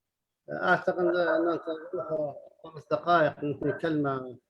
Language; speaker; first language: Arabic; native; Arabic